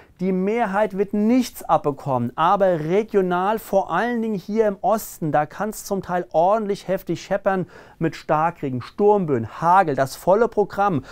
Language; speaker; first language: German; native; German